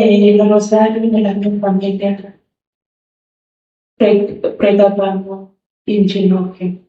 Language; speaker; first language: Italian; non-native, learner; Luo (Kenya and Tanzania)